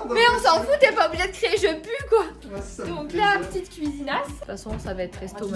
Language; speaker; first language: French; native; French